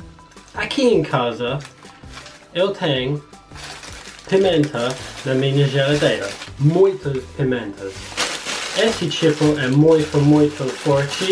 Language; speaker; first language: Portuguese; non-native, learner; English